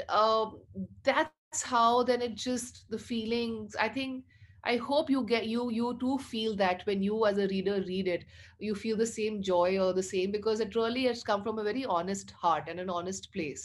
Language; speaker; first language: English; non-native, local second language; Punjabi